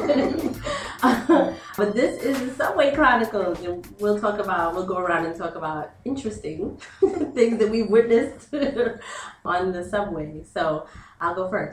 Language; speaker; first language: English; native; English